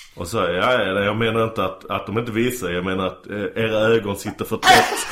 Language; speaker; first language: Swedish; early bilingual, other home language; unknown